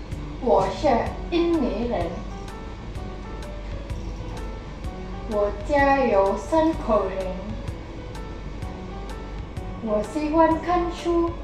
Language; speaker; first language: Chinese; non-native, learner; Indonesian